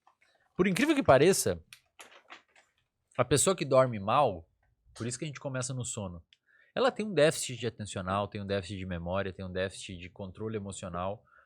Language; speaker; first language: Portuguese; native; Portuguese